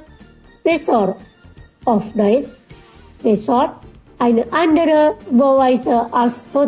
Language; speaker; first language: German; non-native, fluent; Indonesian